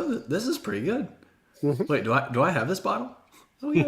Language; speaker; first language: English; native; English